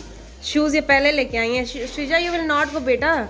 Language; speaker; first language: Hindi; native; Hindi